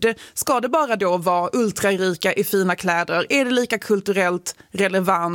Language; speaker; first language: Swedish; native; Swedish